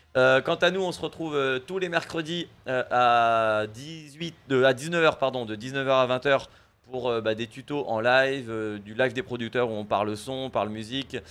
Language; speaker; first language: French; native; French